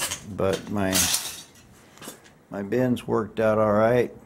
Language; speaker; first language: English; native; English